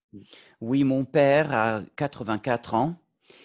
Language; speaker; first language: French; non-native, fluent; English